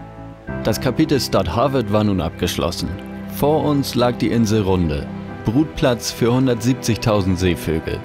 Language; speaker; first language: German; native; German